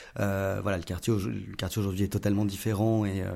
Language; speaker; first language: French; native; French